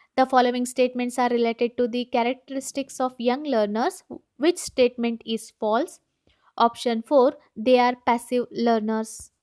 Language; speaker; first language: English; non-native, local second language; Kannada